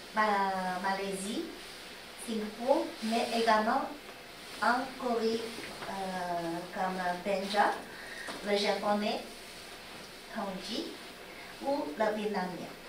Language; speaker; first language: French; non-native, learner; Chinese